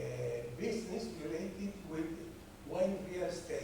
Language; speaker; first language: English; non-native, fluent; Spanish